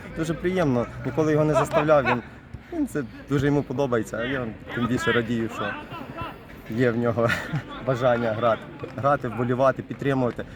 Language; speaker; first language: Ukrainian; native; Ukrainian